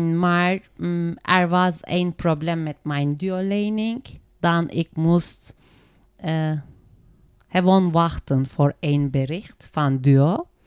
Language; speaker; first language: Dutch; non-native, learner; Turkish